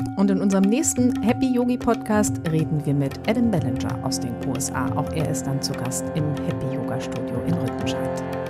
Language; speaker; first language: German; native; German